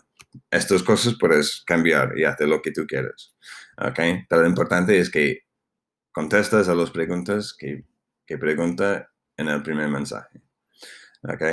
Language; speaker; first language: Spanish; non-native, fluent; English